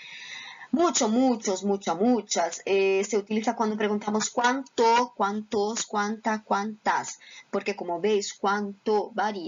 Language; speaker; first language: Spanish; non-native, fluent; Portuguese